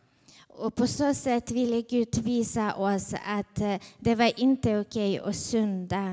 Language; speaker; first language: Swedish; non-native, fluent; Ukrainian